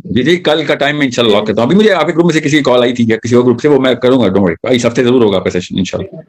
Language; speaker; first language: Urdu; native; Urdu